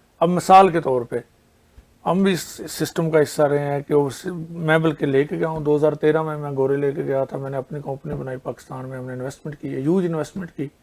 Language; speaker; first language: Urdu; non-native, local second language; Punjabi